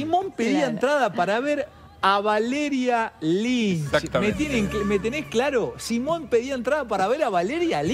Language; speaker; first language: Spanish; native; Spanish